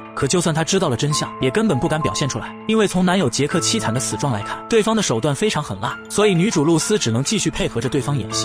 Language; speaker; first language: Chinese; native; Chinese